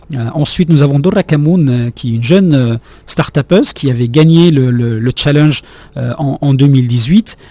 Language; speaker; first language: French; non-native, local second language; Arabic